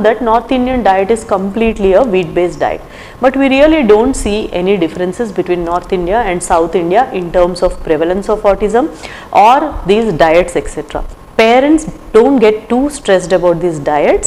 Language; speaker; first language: English; non-native, local second language; Telugu